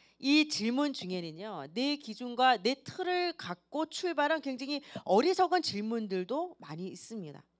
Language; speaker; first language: Korean; native; Korean